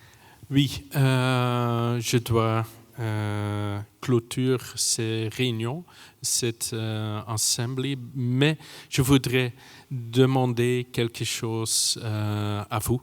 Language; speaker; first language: French; non-native, fluent; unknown